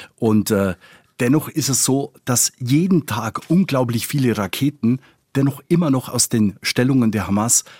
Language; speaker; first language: German; non-native, fluent; Spanish